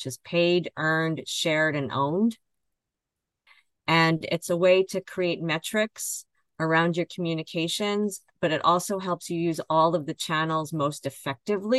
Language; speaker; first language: English; native; English